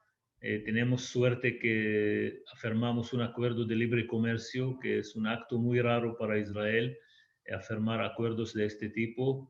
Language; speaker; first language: Spanish; non-native, fluent; Hebrew